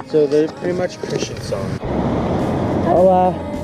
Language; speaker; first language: English; early bilingual, other home language; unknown